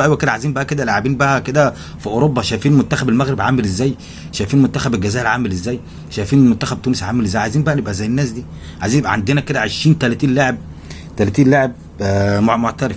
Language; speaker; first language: Arabic; native; Arabic